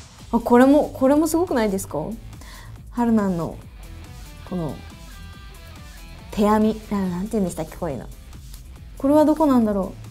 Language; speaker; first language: Japanese; native; Japanese